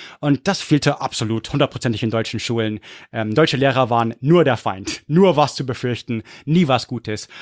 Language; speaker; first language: German; non-native, fluent; English